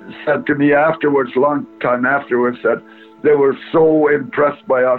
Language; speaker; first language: English; non-native, fluent; Swedish